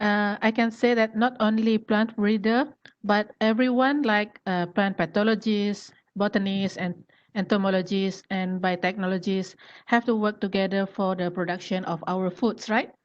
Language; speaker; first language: English; non-native, fluent; Malay